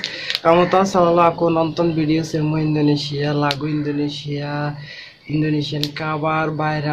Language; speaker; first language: Indonesian; non-native, learner; Bangla